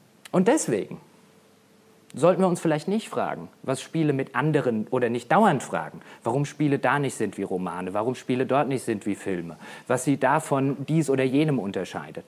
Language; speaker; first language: German; native; German